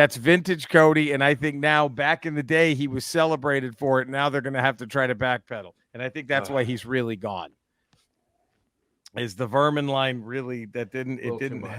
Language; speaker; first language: English; native; English